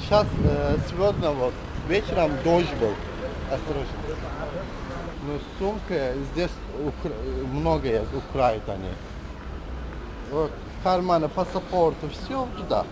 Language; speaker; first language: Russian; non-native, learner; Azerbaijani